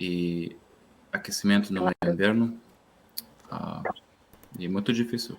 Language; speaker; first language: Portuguese; non-native, learner; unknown